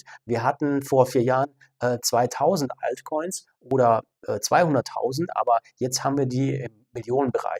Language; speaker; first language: German; native; German